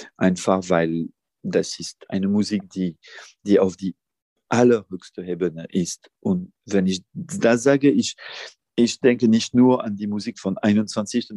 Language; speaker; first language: German; non-native, fluent; French